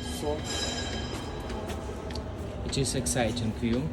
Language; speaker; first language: English; non-native, learner; Ukrainian